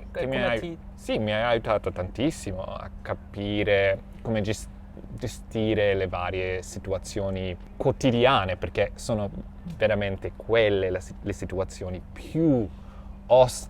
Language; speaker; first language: Italian; non-native, fluent; English